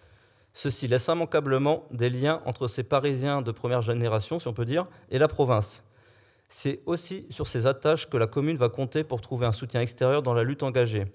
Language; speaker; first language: French; native; French